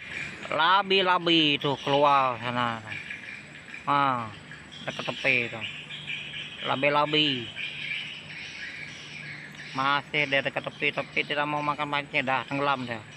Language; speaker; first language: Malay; non-native, local second language; Iban